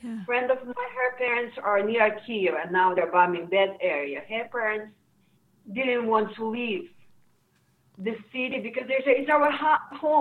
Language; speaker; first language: English; non-native, fluent; Ukrainian